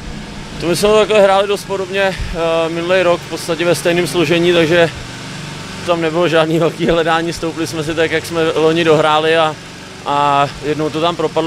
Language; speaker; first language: Czech; native; Czech